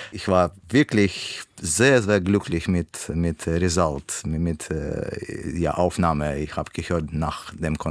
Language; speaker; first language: German; non-native, learner; Russian